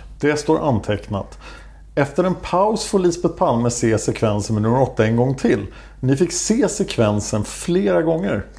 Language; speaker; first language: Swedish; native; Swedish